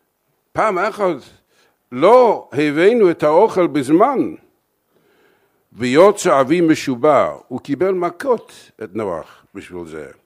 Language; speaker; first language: Hebrew; non-native, fluent; English